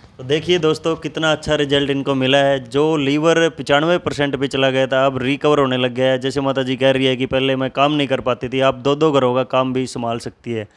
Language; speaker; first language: Hindi; native; Hindi